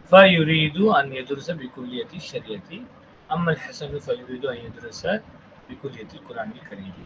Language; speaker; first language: Arabic; non-native, fluent; Tamil